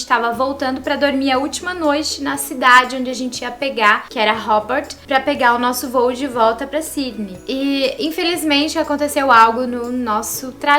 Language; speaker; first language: Portuguese; native; Portuguese